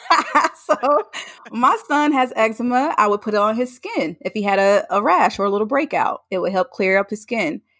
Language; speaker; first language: English; native; English